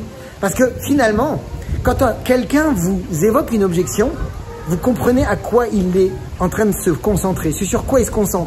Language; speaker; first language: French; native; French